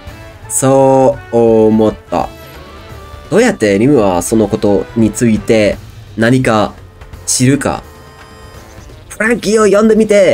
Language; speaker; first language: Japanese; non-native, learner; German